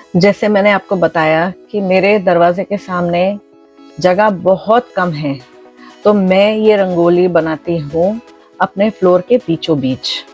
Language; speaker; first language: Hindi; non-native, local second language; Marathi